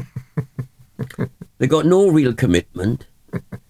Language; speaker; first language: English; native; English